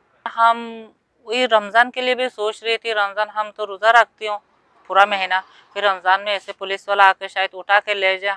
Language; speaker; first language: Hindi; non-native, learner; Rohingya